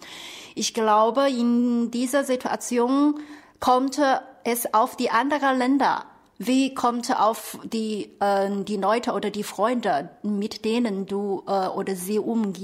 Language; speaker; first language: German; non-native, fluent; Chinese